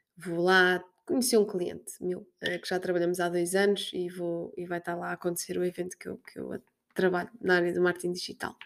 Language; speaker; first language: Portuguese; native; Portuguese